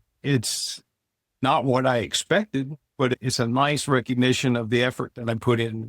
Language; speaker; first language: English; native; English